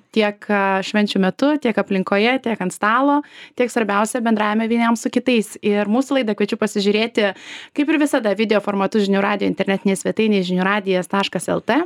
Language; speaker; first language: Lithuanian; native; Lithuanian